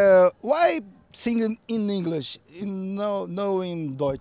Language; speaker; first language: English; non-native, learner; Portuguese